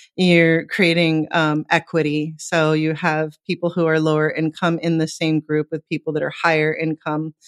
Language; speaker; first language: English; native; English